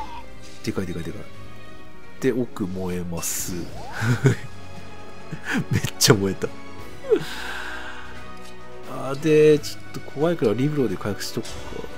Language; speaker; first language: Japanese; native; Japanese